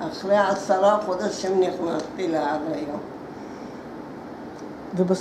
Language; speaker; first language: Hebrew; early bilingual, other home language; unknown